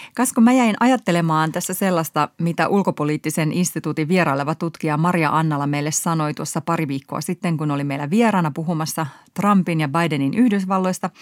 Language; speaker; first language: Finnish; native; Finnish